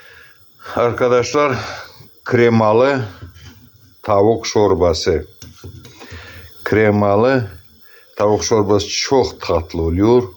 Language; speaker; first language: Turkish; non-native, learner; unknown